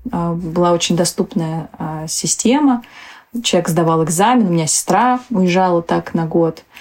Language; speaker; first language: Russian; early bilingual, other home language; Tajik